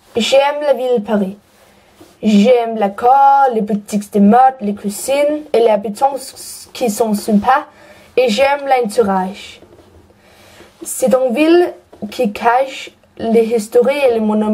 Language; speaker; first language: French; non-native, learner; Danish